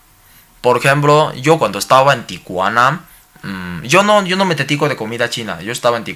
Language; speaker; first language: Spanish; non-native, learner; Cantonese